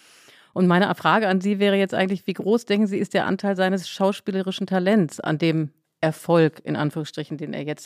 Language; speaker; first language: German; native; German